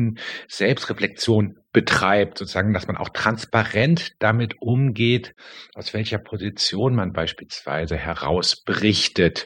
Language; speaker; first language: German; native; German